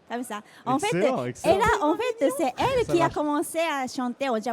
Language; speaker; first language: French; non-native, fluent; Japanese